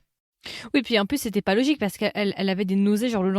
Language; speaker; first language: French; native; French